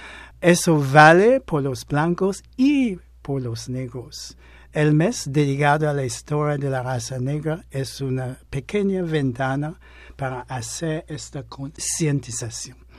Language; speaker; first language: Spanish; non-native, fluent; English